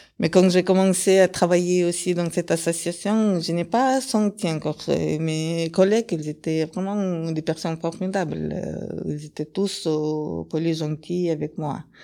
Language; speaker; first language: French; non-native, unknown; Kyrgyz